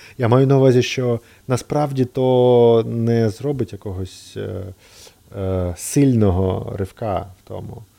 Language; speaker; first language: Ukrainian; native; Ukrainian